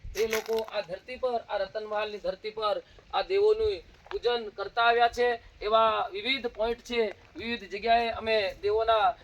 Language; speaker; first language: Gujarati; non-native, local second language; Bhili